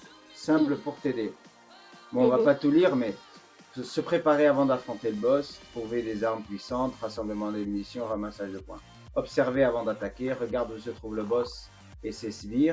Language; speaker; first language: French; native; French